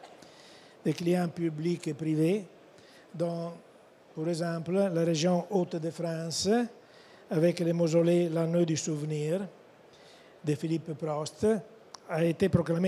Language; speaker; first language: French; non-native, fluent; Italian